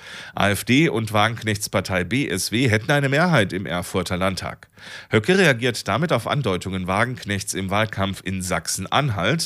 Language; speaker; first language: German; native; German